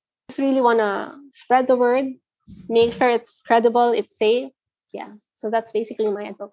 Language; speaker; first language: English; non-native, local second language; Filipino